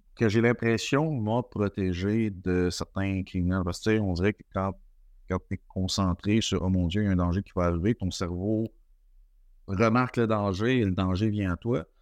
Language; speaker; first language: French; native; French